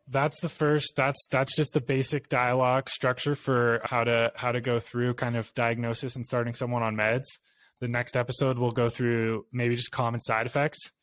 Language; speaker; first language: English; native; English